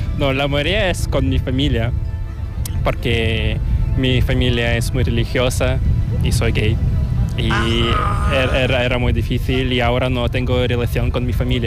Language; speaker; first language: Spanish; non-native, fluent; Korean